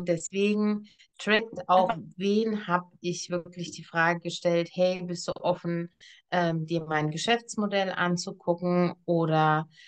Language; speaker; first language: German; native; German